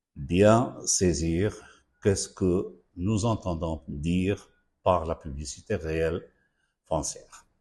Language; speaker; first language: French; non-native, local second language; Arabic